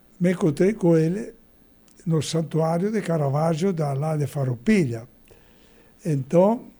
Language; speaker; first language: Portuguese; non-native, fluent; Italian